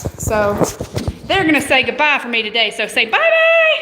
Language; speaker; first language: English; native; English